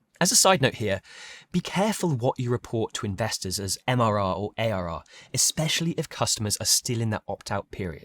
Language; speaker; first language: English; native; English